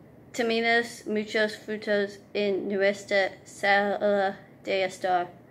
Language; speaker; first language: Spanish; non-native, learner; English